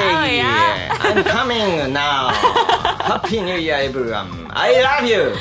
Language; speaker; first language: English; non-native, learner; Japanese